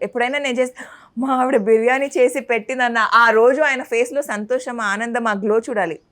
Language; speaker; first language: Telugu; non-native, local second language; Urdu